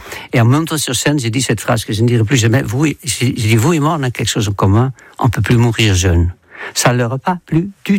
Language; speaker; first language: French; non-native, fluent; Dutch